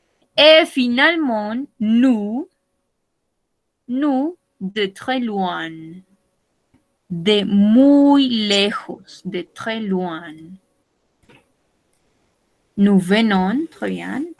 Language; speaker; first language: French; non-native, learner; Spanish